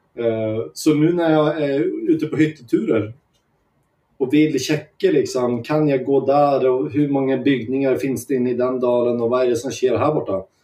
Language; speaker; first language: Swedish; native; Swedish